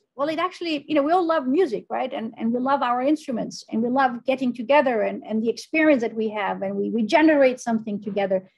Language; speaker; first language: English; non-native, fluent; Arabic